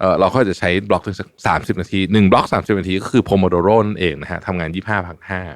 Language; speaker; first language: Thai; native; Thai